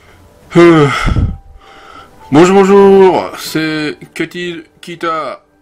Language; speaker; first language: French; non-native, fluent; Japanese